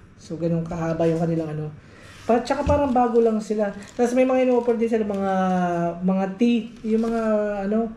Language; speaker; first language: Filipino; native; Filipino